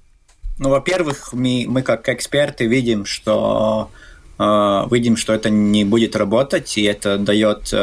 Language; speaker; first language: Russian; non-native, local second language; Latvian